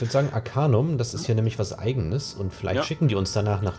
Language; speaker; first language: German; native; German